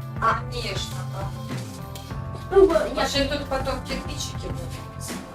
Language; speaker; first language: Russian; native; Russian